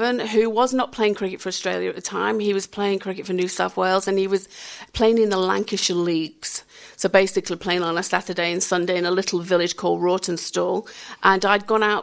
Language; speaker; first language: English; native; English